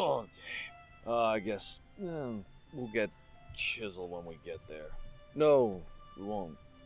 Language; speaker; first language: English; native; English